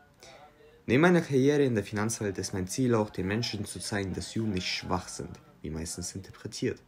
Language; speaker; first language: German; early bilingual, other home language; Russian